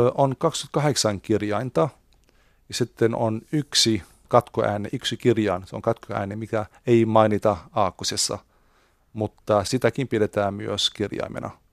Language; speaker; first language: Finnish; non-native, fluent; Arabic